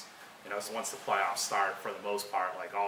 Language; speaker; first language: English; native; English